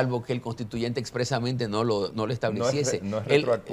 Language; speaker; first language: Spanish; native; Spanish